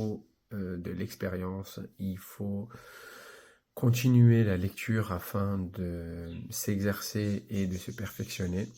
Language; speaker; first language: French; native; French